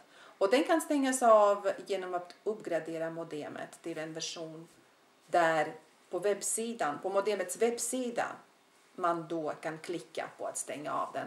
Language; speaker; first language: Swedish; non-native, fluent; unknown